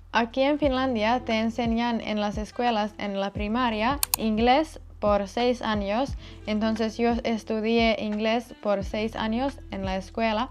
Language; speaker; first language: Spanish; non-native, fluent; Finnish